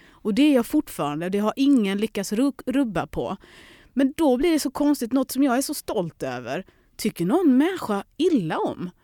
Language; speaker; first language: Swedish; early bilingual, other home language; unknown